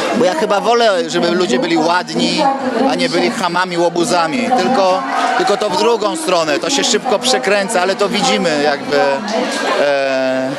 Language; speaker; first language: Polish; native; Polish